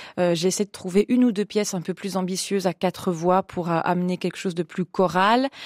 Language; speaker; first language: French; native; French